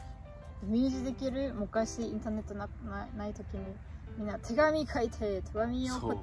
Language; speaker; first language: Japanese; non-native, learner; German